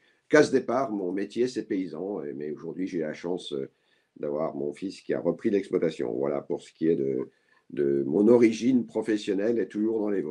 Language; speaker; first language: French; native; French